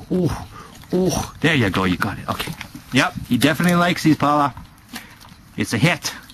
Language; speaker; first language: English; native; English